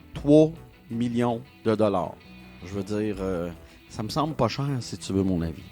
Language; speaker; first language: French; native; French